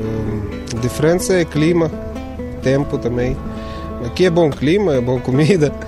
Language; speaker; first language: Portuguese; non-native, learner; Ukrainian